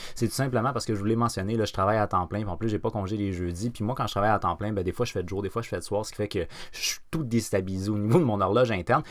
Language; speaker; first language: French; native; French